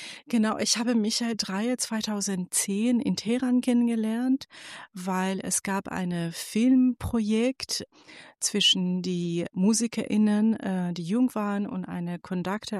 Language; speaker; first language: German; non-native, fluent; Persian